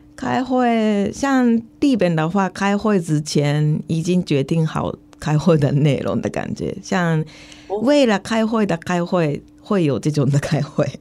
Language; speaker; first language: Chinese; non-native, fluent; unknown